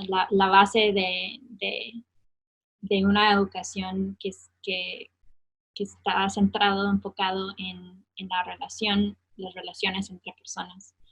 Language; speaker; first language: Spanish; non-native, fluent; English